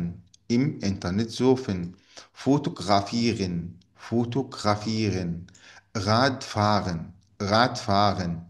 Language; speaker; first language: German; non-native, learner; Arabic